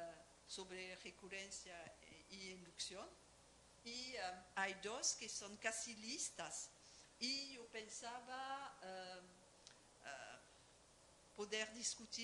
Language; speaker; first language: Spanish; non-native, fluent; French